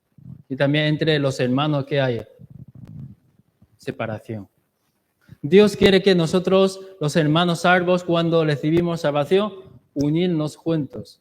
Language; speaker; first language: Spanish; non-native, learner; Chinese